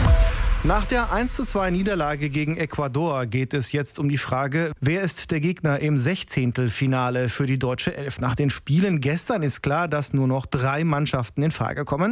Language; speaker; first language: German; native; German